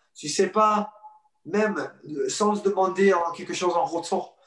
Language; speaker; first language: French; non-native, fluent; English